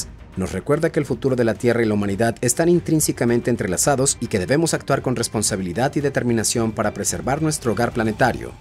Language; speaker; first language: Spanish; native; Spanish